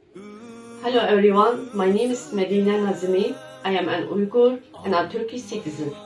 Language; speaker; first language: English; non-native, learner; Uyghur